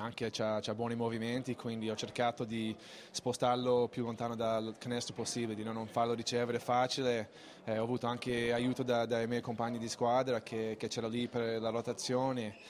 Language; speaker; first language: Italian; non-native, fluent; English